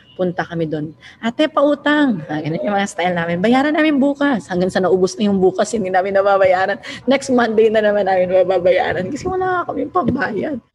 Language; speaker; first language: Filipino; non-native, local second language; Hiligaynon